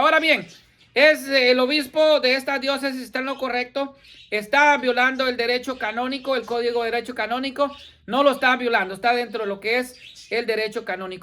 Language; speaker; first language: Spanish; native; Spanish